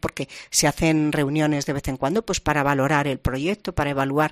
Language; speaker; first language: Spanish; native; Spanish